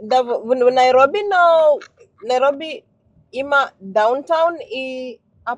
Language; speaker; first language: Macedonian; non-native, learner; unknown